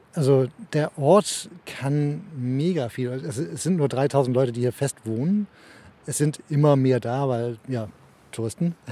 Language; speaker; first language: German; early bilingual, heritage; German